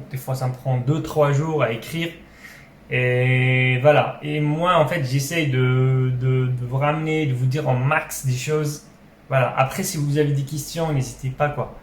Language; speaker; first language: French; non-native, local second language; Arabic